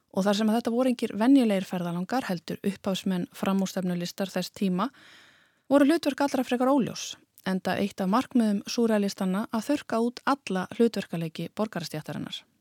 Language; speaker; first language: Icelandic; native; Icelandic